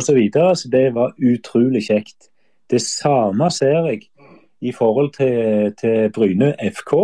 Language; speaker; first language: Norwegian; native; Norwegian